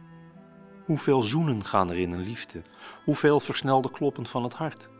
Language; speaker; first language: Dutch; native; Dutch